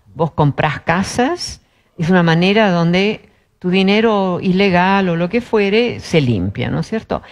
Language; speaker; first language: Spanish; early bilingual, other home language; Dutch